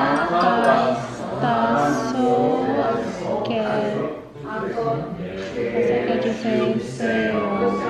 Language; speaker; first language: Korean; non-native, learner; English